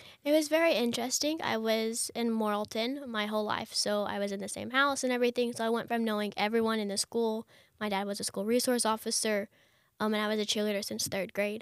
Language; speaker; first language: English; native; English